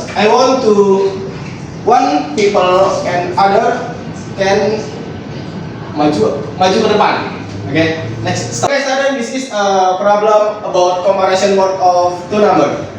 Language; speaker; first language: English; non-native, learner; Indonesian